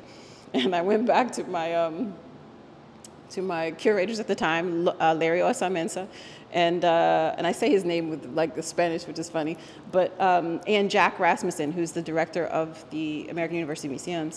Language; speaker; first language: English; early bilingual, other home language; Spanish